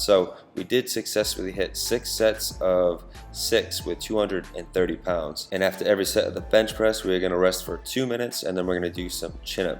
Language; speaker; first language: English; native; English